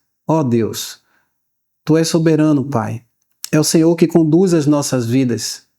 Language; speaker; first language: Portuguese; native; Portuguese